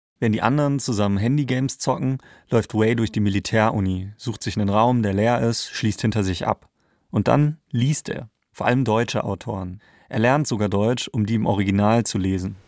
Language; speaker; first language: German; native; German